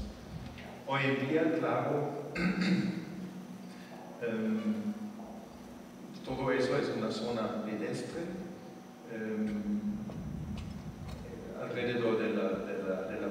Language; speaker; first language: Spanish; non-native, fluent; German